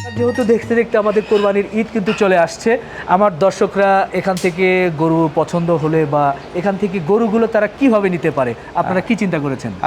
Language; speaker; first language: Bangla; native; Bangla